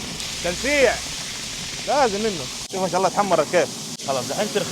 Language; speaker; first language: Arabic; native; Arabic